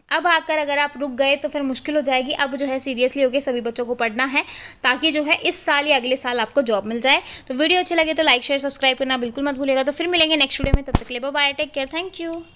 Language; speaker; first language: Hindi; native; Hindi